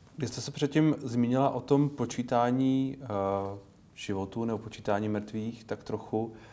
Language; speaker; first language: Czech; native; Czech